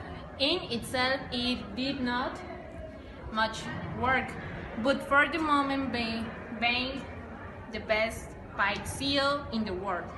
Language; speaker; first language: English; non-native, learner; Spanish